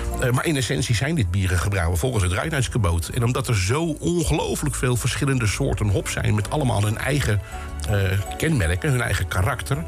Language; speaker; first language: Dutch; native; Dutch